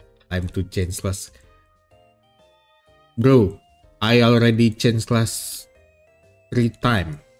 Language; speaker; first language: English; non-native, learner; Indonesian